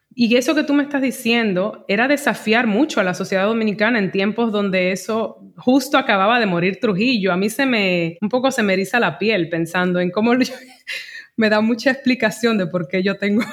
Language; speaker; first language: Spanish; native; Spanish